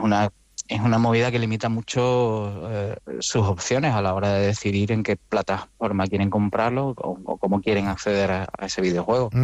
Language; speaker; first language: Spanish; native; Spanish